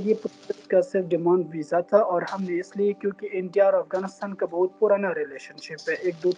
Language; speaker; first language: Hindi; non-native, fluent; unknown